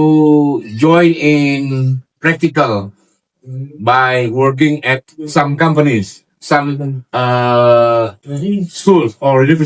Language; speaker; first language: English; non-native, learner; Indonesian